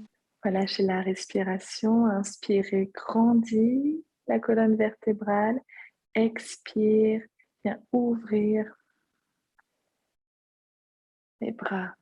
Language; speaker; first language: French; native; French